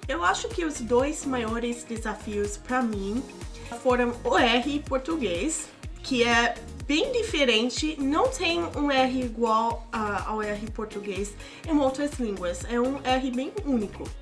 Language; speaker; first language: Portuguese; non-native, fluent; English